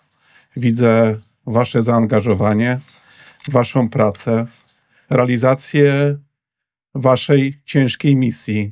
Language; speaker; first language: Polish; native; Polish